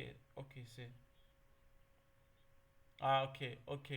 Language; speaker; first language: French; non-native, learner; Arabic